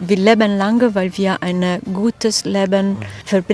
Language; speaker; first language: German; non-native, fluent; Italian